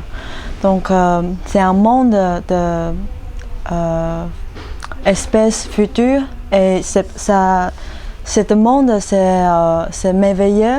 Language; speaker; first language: French; non-native, learner; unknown